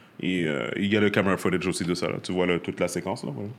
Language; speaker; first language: French; native; French